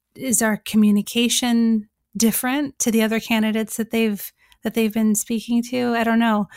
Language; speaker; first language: English; native; English